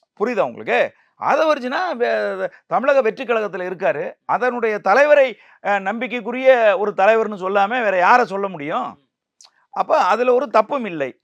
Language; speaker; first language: Tamil; native; Tamil